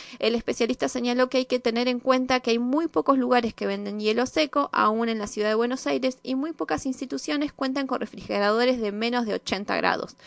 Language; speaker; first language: Spanish; native; Spanish